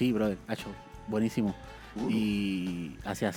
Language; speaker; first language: Spanish; native; Spanish